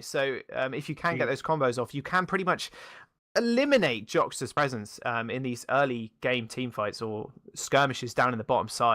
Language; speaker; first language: English; native; English